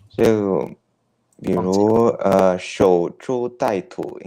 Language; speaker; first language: Chinese; non-native, fluent; Italian